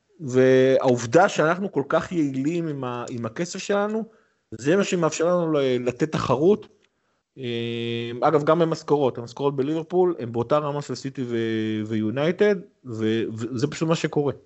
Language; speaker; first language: Hebrew; native; Hebrew